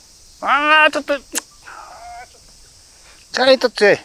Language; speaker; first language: Japanese; native; Japanese